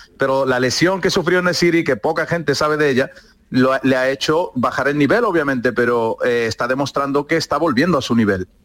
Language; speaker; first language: Spanish; early bilingual, other home language; Arabic